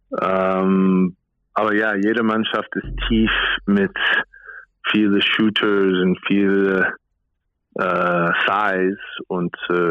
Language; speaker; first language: German; non-native, fluent; English